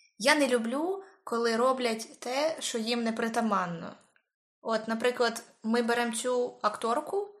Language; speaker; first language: Ukrainian; native; Ukrainian